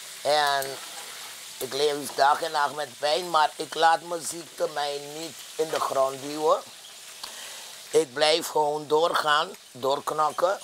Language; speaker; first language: Dutch; non-native, fluent; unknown